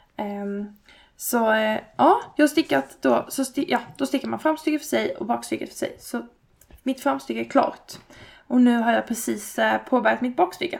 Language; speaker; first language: Swedish; native; Swedish